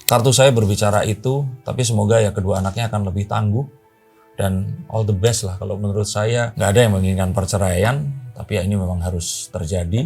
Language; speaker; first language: Indonesian; native; Indonesian